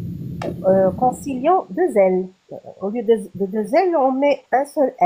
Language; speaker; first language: French; non-native, learner; Arabic